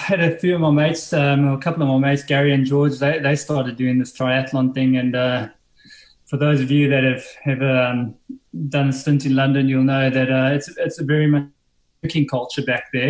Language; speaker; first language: English; native; English